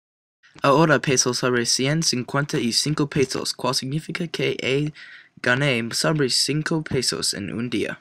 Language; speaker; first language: Spanish; non-native, learner; English